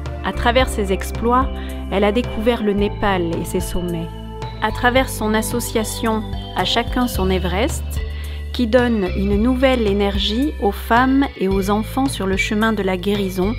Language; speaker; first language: French; native; French